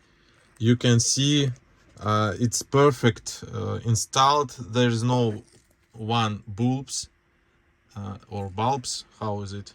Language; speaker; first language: English; non-native, learner; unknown